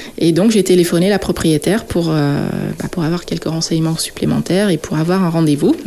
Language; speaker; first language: French; non-native, fluent; Dutch